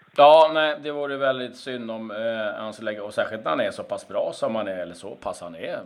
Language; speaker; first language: Swedish; native; Swedish